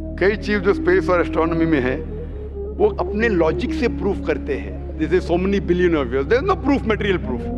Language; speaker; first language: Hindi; non-native, local second language; Urdu